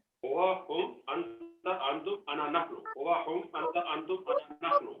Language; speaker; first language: Arabic; non-native, learner; Urdu